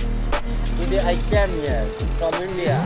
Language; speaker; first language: English; non-native, learner; Hindi